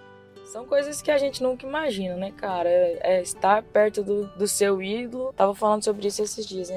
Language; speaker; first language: Portuguese; native; Portuguese